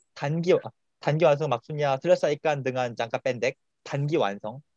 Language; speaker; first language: Indonesian; non-native, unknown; Korean